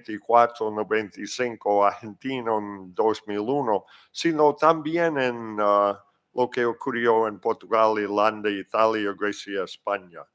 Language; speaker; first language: Spanish; non-native, fluent; English